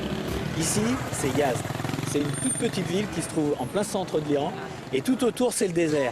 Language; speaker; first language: French; native; French